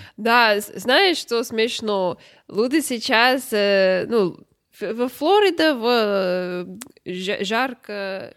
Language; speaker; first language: Russian; non-native, learner; English